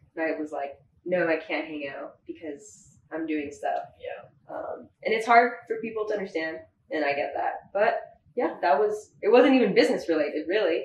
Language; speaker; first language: English; native; English